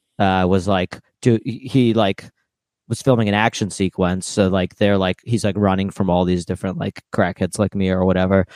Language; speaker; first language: English; early bilingual, other home language; Russian